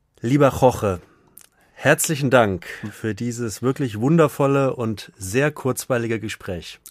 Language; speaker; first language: German; native; German